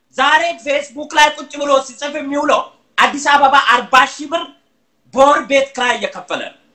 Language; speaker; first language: Amharic; non-native, local second language; Oromo